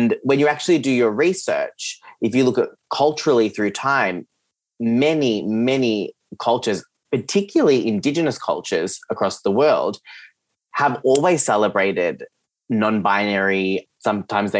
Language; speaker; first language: English; early bilingual, other home language; Serbian